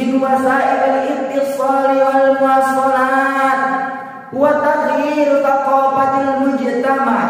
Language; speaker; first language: Arabic; non-native, learner; Indonesian